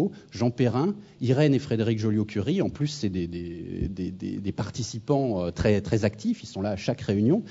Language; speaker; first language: French; native; French